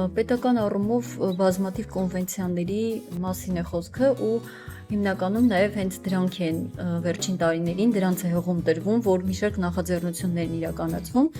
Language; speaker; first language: Armenian; non-native, local second language; Kurdish